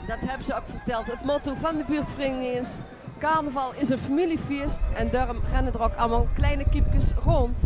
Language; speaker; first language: Dutch; native; Dutch